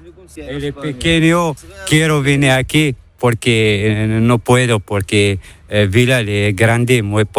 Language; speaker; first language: Spanish; non-native, learner; Arabic